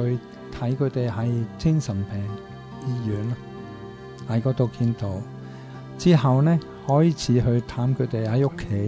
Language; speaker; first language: Cantonese; non-native, fluent; Italian